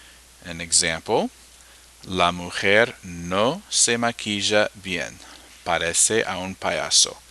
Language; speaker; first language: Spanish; non-native, fluent; English